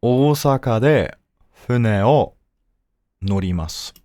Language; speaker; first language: Japanese; non-native, learner; English